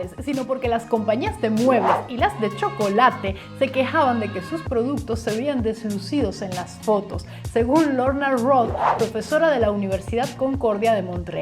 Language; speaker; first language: Spanish; native; Spanish